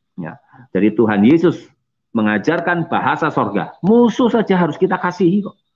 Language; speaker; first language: Indonesian; non-native, local second language; Javanese